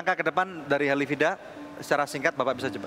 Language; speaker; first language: Indonesian; native; Indonesian